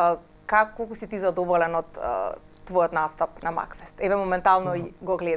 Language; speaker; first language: Macedonian; native; Macedonian